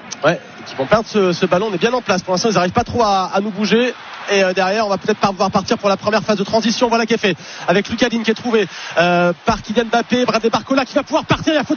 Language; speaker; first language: French; native; French